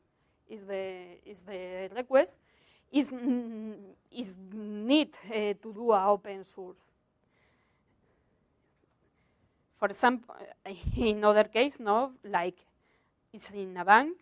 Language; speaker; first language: English; non-native, learner; Spanish